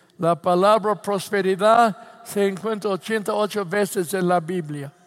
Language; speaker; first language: Spanish; non-native, fluent; English